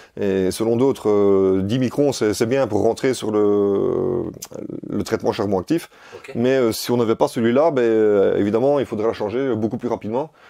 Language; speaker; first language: French; native; French